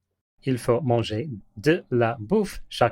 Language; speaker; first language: French; non-native, learner; English